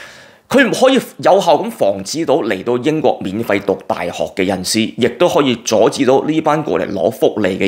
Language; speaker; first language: Cantonese; native; Cantonese